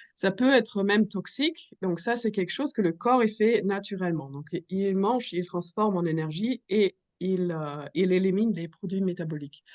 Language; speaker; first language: French; non-native, fluent; German